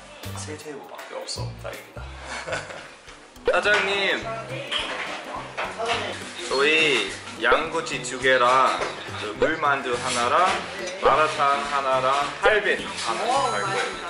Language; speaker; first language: Korean; non-native, fluent; English